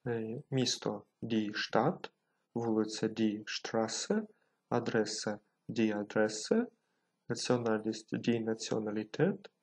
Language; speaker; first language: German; non-native, fluent; Ukrainian